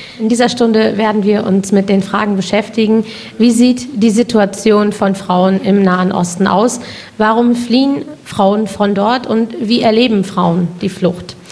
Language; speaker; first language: German; native; German